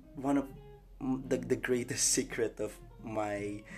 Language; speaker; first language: English; non-native, local second language; Filipino